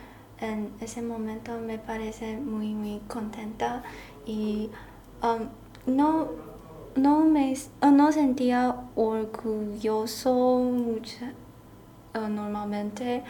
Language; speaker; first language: Spanish; non-native, learner; Chinese